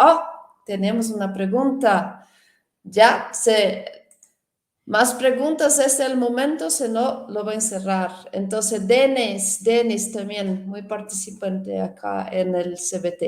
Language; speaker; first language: Spanish; non-native, fluent; Portuguese